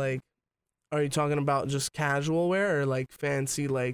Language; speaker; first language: English; native; English